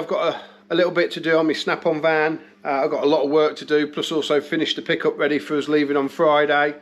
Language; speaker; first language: English; native; English